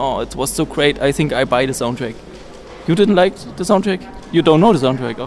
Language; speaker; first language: English; non-native, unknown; German